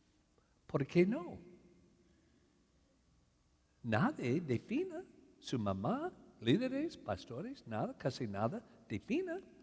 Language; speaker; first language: Spanish; non-native, learner; English